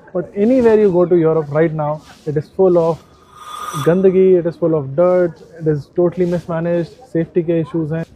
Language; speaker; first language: Hindi; native; Hindi